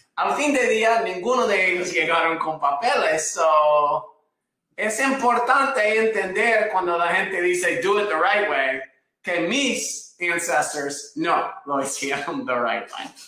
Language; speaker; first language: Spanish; non-native, fluent; English